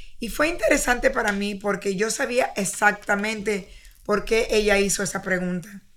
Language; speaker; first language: Spanish; early bilingual, heritage; Spanish